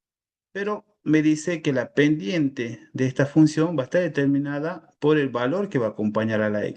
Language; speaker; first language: Spanish; native; Spanish